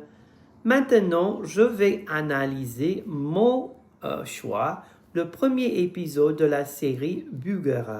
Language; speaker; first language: French; non-native, fluent; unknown